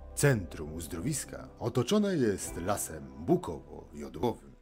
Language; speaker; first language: Polish; native; Polish